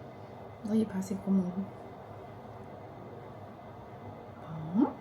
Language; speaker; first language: French; native; French